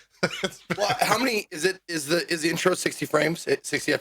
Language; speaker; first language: English; native; English